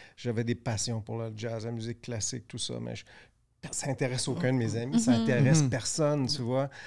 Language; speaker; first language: French; native; French